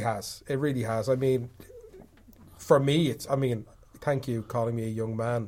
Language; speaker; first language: English; native; English